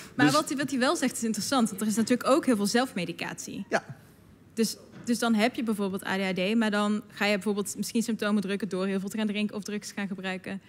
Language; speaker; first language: Dutch; native; Dutch